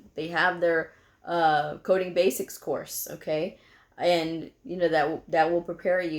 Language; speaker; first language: English; native; English